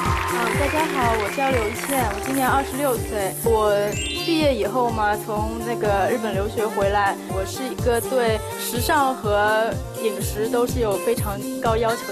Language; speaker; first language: Chinese; native; Chinese